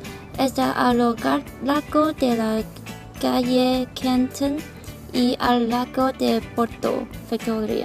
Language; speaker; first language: Spanish; non-native, learner; Cantonese